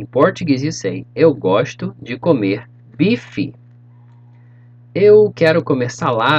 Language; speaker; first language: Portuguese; non-native, fluent; English